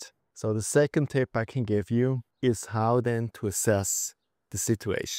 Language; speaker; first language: English; non-native, fluent; German